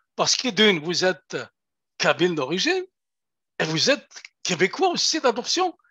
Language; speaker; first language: French; non-native, local second language; Kabyle